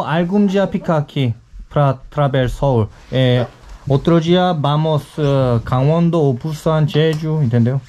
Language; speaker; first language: Portuguese; non-native, learner; Korean